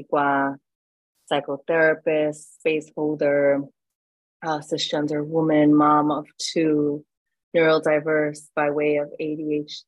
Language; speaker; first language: English; native; English